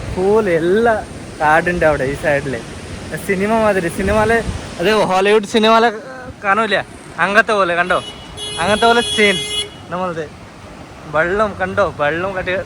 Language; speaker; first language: Malayalam; native; Malayalam